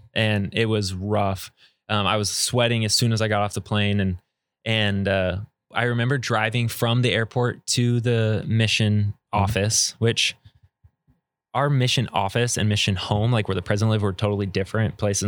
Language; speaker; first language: English; native; English